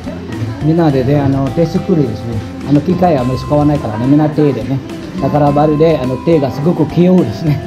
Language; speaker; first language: Japanese; non-native, fluent; Indonesian